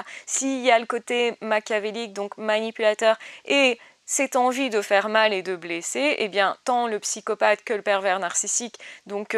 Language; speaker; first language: French; native; French